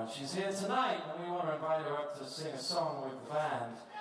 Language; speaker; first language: English; native; English